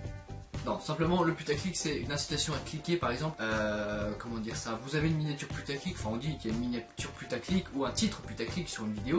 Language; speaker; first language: French; native; French